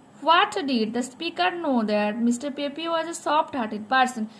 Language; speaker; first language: English; non-native, local second language; Bangla